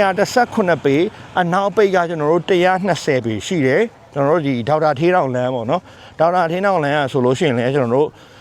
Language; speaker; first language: Burmese; native; Burmese